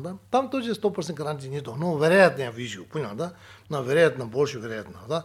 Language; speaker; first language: Russian; non-native, learner; Tibetan